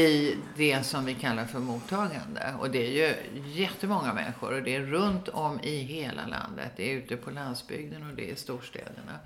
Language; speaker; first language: Swedish; native; Swedish